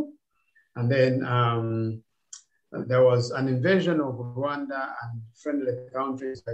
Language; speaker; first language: English; non-native, local second language; Kinyarwanda